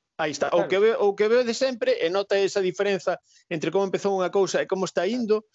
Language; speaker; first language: Galician; native; Galician